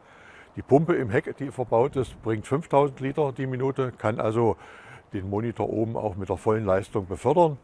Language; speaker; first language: German; native; German